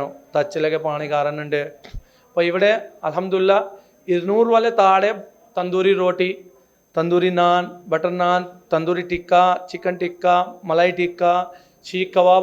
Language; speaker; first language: Malayalam; non-native, local second language; Hindi